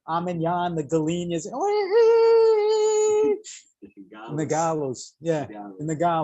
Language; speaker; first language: Portuguese; non-native, learner; English